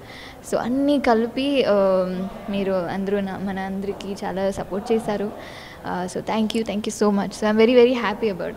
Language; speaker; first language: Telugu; non-native, learner; Tamil